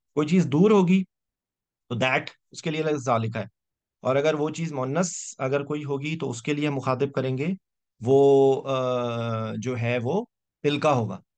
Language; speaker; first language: Urdu; native; Urdu